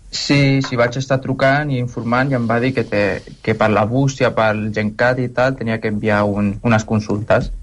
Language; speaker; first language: Catalan; early bilingual, heritage; Spanish